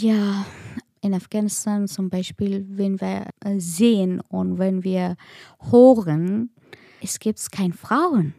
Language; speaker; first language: German; non-native, learner; Persian